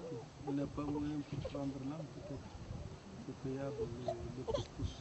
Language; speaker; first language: French; non-native, local second language; Arabic